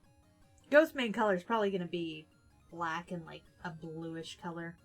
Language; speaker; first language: English; native; English